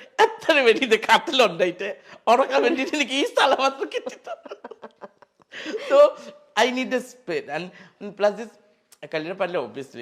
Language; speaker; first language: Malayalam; non-native, fluent; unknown